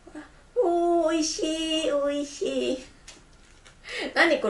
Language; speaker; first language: Japanese; non-native, learner; Vietnamese